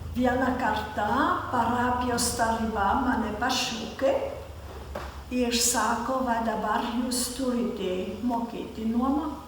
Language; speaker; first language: Lithuanian; non-native, fluent; German